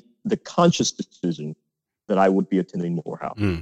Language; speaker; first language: English; native; English